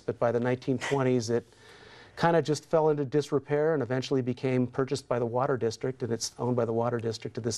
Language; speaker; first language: English; native; English